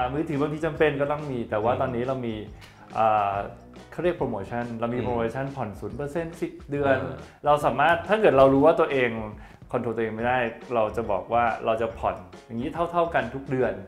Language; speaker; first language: Thai; native; Thai